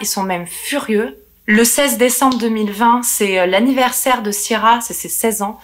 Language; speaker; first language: French; native; French